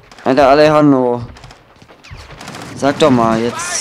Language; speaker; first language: German; native; German